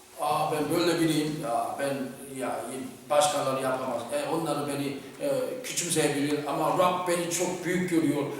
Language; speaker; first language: Turkish; non-native, fluent; Korean